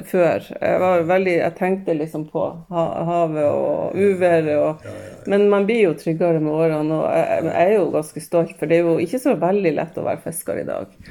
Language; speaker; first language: Norwegian; native; Norwegian